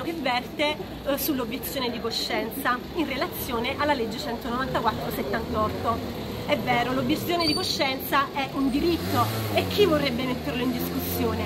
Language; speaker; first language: Italian; native; Italian